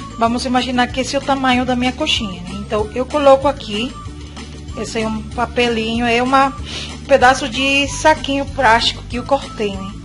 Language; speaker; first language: Portuguese; non-native, fluent; Spanish